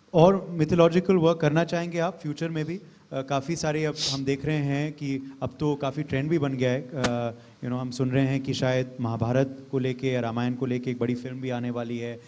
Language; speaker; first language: Hindi; native; Hindi